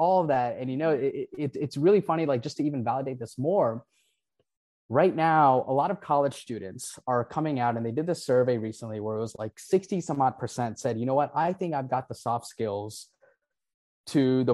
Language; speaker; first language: English; non-native, local second language; Nepali